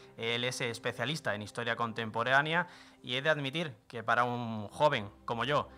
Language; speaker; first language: Spanish; native; Spanish